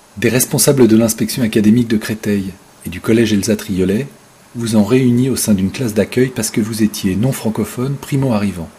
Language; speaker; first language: French; native; French